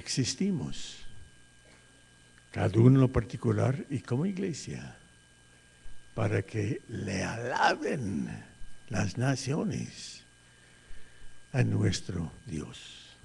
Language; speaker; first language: Spanish; non-native, fluent; English